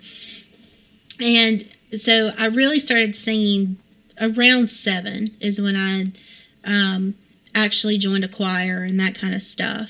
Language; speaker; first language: English; native; English